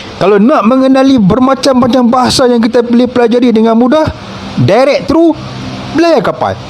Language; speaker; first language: Malay; native; Malay